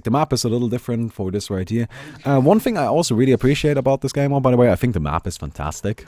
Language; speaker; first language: English; non-native, fluent; German